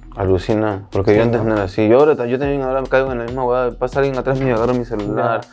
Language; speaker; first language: Spanish; early bilingual, heritage; Spanish